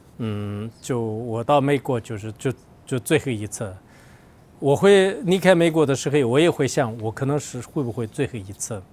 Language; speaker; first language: Chinese; non-native, local second language; Tibetan